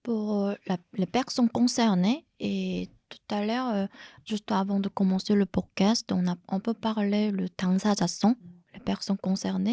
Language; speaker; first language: French; non-native, fluent; Korean